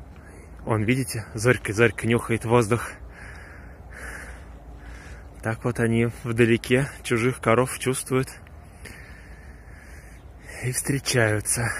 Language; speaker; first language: Russian; native; Russian